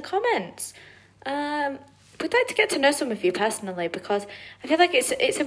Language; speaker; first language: English; native; English